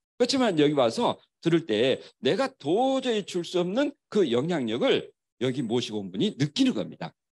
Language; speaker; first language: Korean; native; Korean